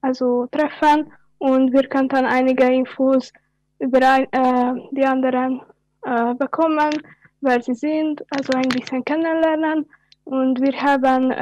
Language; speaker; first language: German; non-native, learner; Hungarian